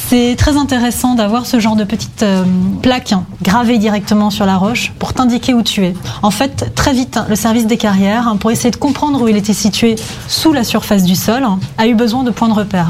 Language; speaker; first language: French; native; French